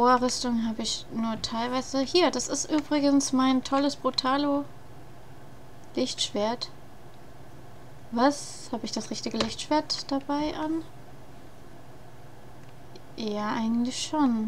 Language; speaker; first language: German; native; German